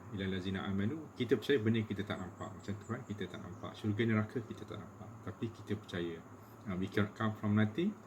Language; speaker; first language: Malay; native; Malay